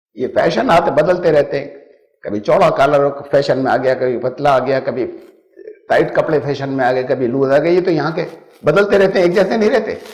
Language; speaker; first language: Urdu; native; Urdu